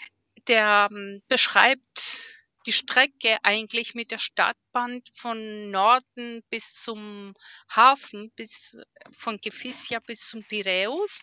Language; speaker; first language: German; early bilingual, heritage; German